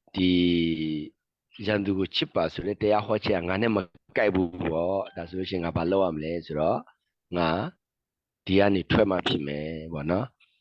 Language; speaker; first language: Burmese; non-native, local second language; S'gaw Karen